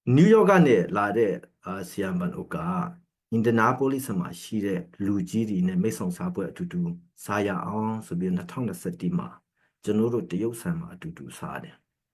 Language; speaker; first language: Burmese; non-native, local second language; Hakha Chin